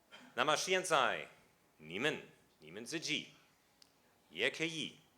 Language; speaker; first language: Chinese; non-native, fluent; French